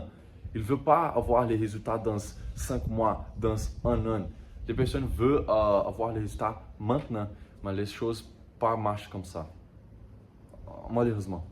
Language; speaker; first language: French; non-native, learner; Portuguese